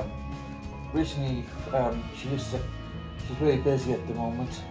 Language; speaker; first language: English; native; English